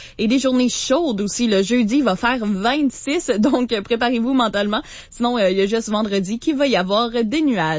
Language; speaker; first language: French; native; French